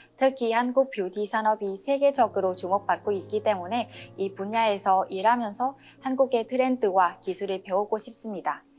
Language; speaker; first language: Korean; non-native, learner; Vietnamese